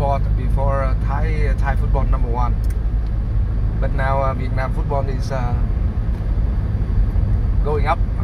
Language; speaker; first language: English; non-native, learner; Vietnamese